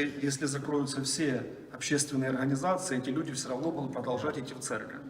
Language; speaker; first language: Russian; native; Russian